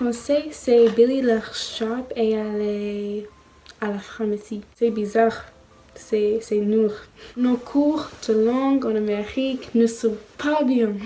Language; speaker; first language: French; non-native, learner; English